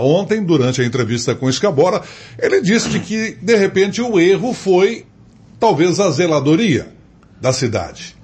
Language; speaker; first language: Portuguese; native; Portuguese